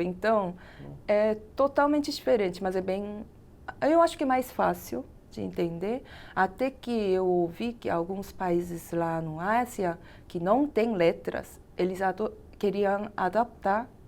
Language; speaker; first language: Portuguese; non-native, fluent; Korean